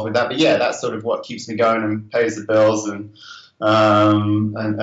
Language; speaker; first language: English; native; English